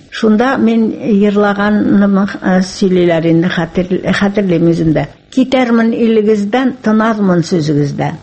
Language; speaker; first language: Tatar; native; Tatar